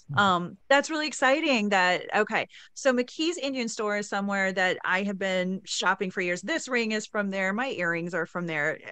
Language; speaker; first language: English; native; English